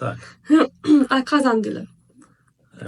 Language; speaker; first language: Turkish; non-native, learner; Polish